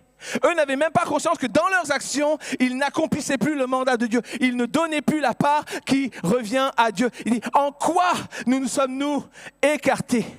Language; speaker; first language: French; native; French